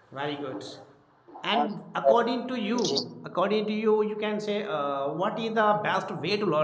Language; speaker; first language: English; non-native, local second language; Hindi